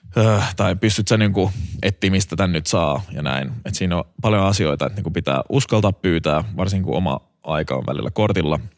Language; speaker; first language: Finnish; native; Finnish